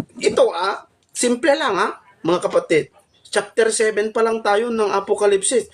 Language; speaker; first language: Filipino; non-native, local second language; Iloko